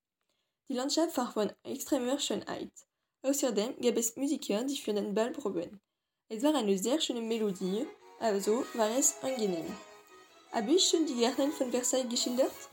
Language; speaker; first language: German; non-native, learner; French